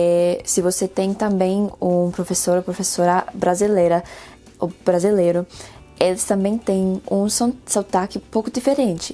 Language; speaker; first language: Portuguese; non-native, fluent; Spanish